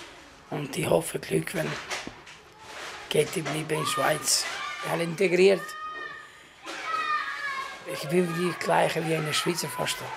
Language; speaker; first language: German; non-native, learner; Albanian